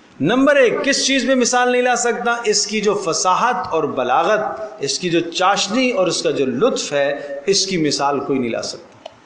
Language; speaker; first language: Urdu; native; Urdu